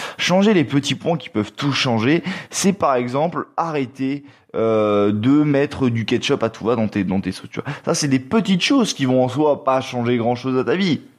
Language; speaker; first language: French; native; French